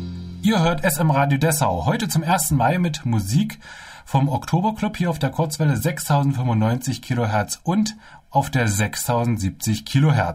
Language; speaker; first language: German; native; German